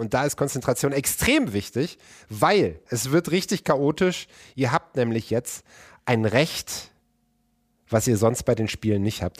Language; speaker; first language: German; native; German